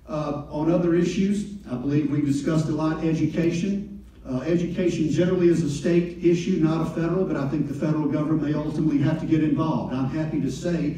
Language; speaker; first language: English; native; English